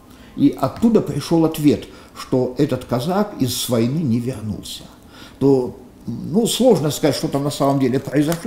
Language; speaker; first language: Russian; native; Russian